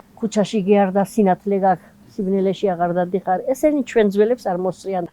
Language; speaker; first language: Georgian; native; Georgian